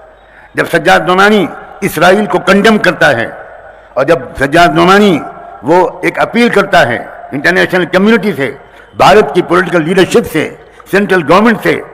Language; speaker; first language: Urdu; native; Urdu